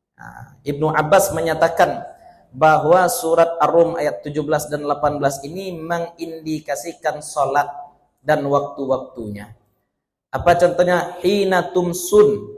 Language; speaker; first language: Malay; native; Malay